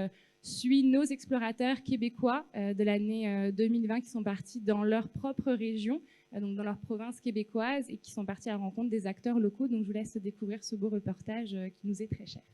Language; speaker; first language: French; native; French